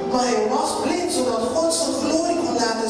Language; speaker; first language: Dutch; non-native, local second language; Papiamento